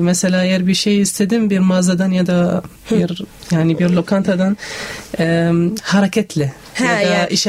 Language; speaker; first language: Turkish; non-native, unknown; Arabic